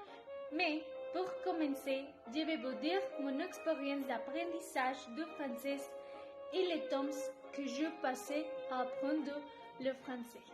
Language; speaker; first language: French; non-native, learner; Spanish